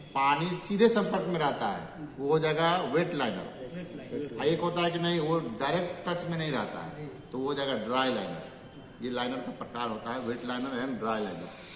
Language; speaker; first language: Hindi; native; Hindi